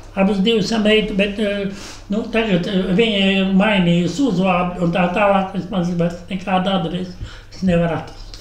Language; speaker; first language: Latvian; native; Latvian